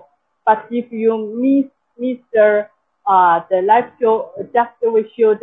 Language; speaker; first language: English; non-native, local second language; Chinese